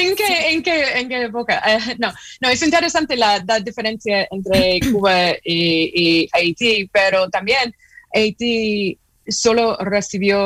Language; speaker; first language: Spanish; non-native, fluent; English